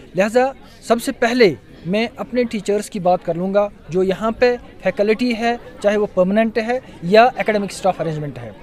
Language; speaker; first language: Urdu; non-native, local second language; Kashmiri